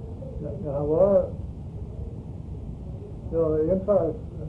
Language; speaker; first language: Swedish; early bilingual, heritage; Swedish